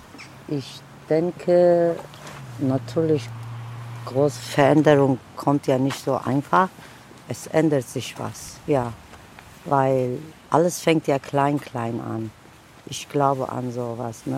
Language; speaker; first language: German; non-native, learner; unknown